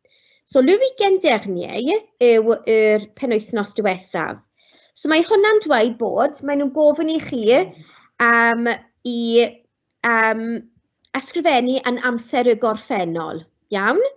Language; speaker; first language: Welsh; non-native, local second language; English